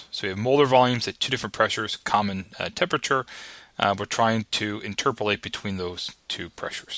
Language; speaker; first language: English; native; English